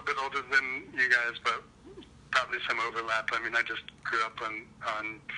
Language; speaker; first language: English; native; English